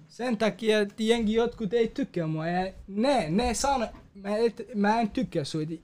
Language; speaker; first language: Finnish; non-native, learner; Kurdish